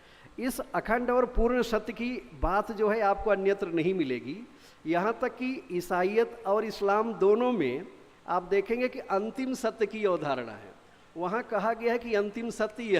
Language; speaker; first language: Hindi; native; Hindi